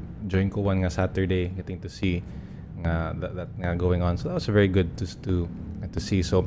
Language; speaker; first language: English; non-native, local second language; Cebuano